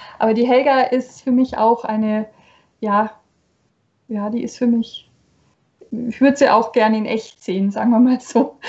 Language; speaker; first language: German; native; German